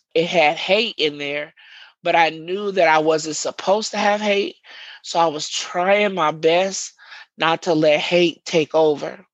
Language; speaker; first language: English; native; English